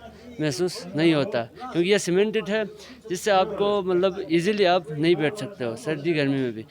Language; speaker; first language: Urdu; non-native, local second language; Balti